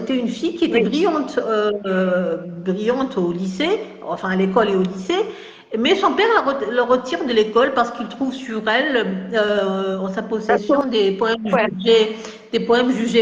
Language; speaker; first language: French; non-native, local second language; Kabyle